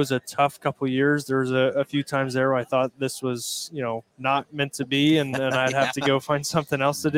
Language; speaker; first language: English; native; English